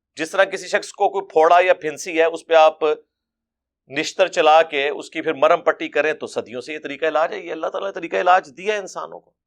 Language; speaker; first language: Urdu; non-native, local second language; Punjabi